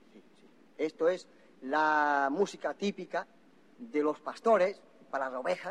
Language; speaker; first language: Spanish; non-native, local second language; Catalan